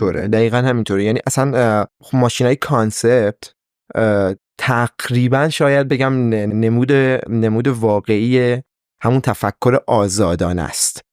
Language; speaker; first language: Persian; native; Persian